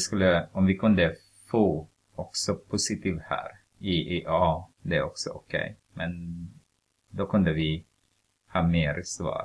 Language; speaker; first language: Swedish; non-native, fluent; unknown